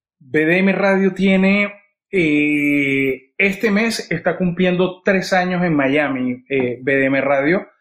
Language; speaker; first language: Spanish; native; Spanish